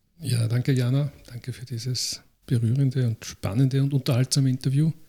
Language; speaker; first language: German; native; German